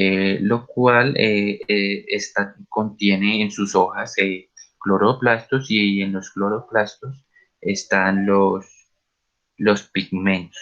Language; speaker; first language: Spanish; native; Spanish